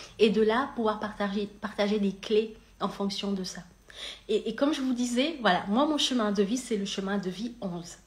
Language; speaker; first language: French; non-native, local second language; Wolof